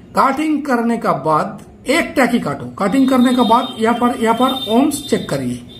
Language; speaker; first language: Hindi; native; Hindi